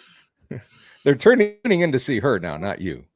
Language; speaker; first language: English; native; English